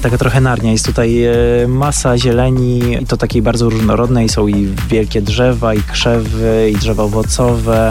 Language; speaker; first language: Polish; native; Polish